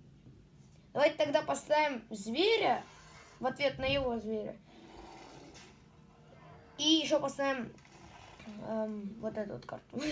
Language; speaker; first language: Russian; native; Russian